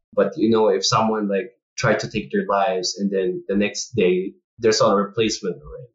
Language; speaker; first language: English; non-native, local second language; Filipino